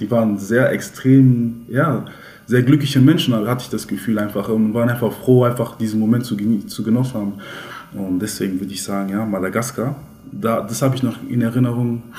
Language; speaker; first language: German; early bilingual, other home language; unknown